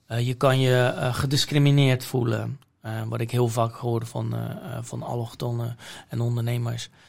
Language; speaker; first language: Dutch; non-native, fluent; Polish